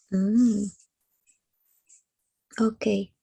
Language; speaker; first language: English; non-native, learner; Spanish